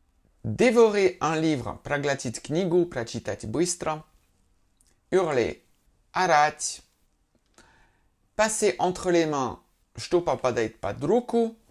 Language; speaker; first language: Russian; non-native, fluent; French